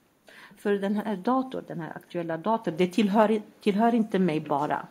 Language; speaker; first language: Swedish; non-native, fluent; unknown